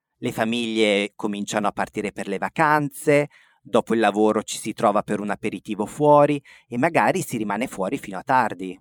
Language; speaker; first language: Italian; native; Italian